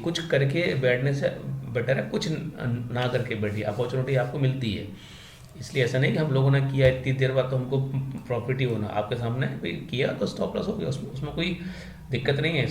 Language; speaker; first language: Hindi; native; Hindi